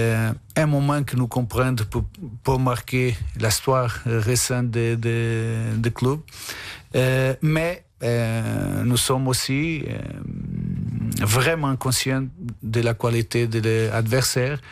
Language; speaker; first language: French; non-native, fluent; Portuguese